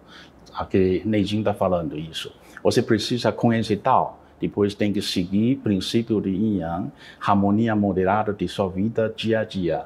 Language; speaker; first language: Portuguese; non-native, learner; Chinese